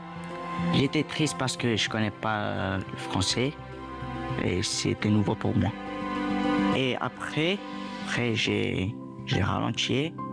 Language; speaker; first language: French; early bilingual, other home language; Romanian